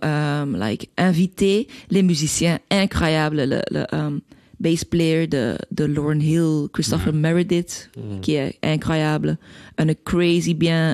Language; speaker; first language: French; non-native, learner; Dutch